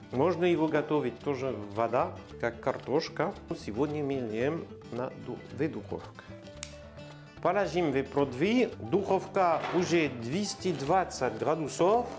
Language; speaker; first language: Russian; non-native, learner; French